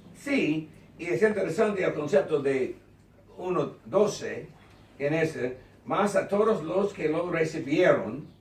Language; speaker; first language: Spanish; non-native, learner; English